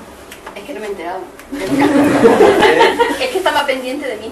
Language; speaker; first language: Spanish; native; Spanish